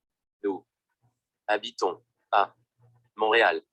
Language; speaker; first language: French; non-native, learner; Vietnamese